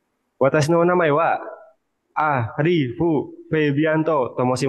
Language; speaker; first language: Japanese; non-native, learner; Indonesian